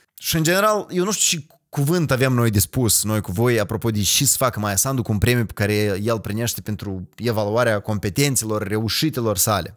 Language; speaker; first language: Romanian; native; Romanian